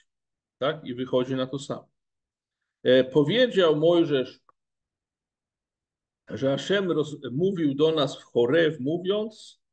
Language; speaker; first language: Polish; non-native, fluent; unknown